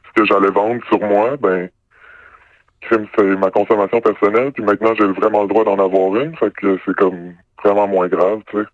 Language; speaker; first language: French; native; French